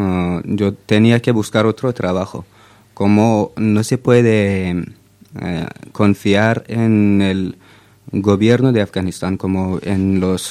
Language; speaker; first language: Spanish; non-native, fluent; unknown